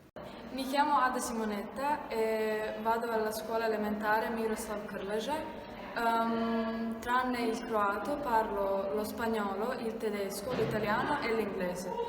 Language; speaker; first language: Italian; early bilingual, heritage; Italian